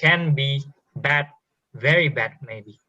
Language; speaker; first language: English; non-native, learner; Indonesian